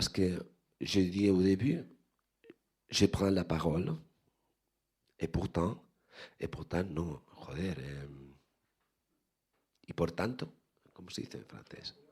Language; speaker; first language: French; non-native, fluent; Spanish